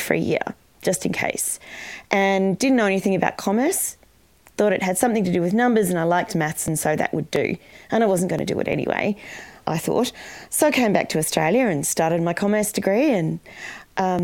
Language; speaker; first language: English; native; English